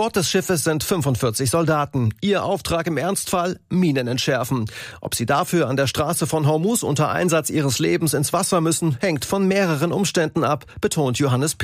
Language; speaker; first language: German; native; German